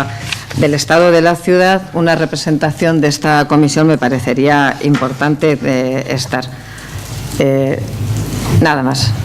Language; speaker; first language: Spanish; native; Spanish